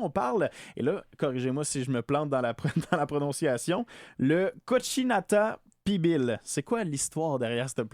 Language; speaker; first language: French; native; French